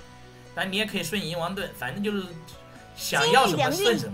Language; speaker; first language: Chinese; native; Chinese